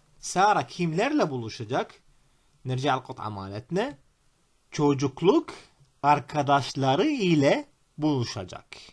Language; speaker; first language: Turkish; non-native, fluent; Arabic